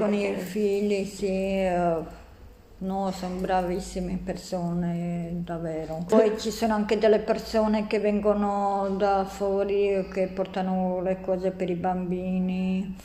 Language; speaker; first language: Italian; non-native, learner; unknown